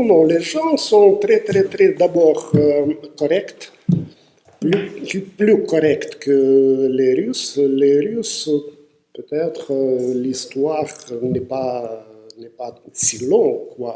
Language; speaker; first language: French; non-native, fluent; Russian